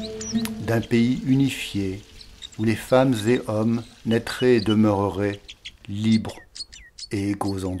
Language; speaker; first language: French; native; French